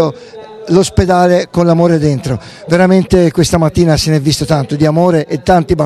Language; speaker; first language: Italian; native; Italian